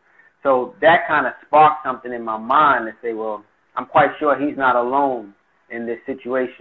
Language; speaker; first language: English; native; English